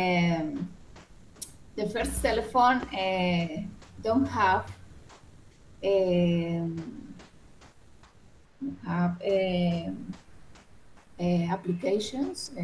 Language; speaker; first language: English; non-native, learner; Spanish